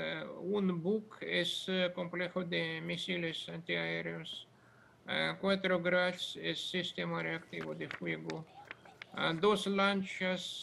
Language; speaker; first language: Spanish; non-native, fluent; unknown